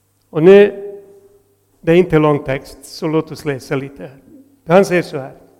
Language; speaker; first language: Swedish; non-native, fluent; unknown